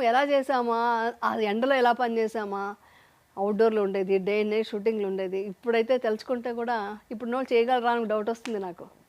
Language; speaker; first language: Telugu; native; Telugu